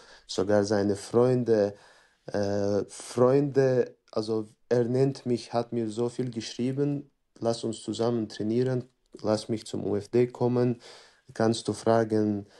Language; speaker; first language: German; non-native, fluent; Chechen